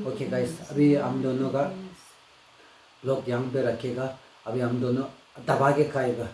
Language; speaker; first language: Hindi; non-native, local second language; Tibetan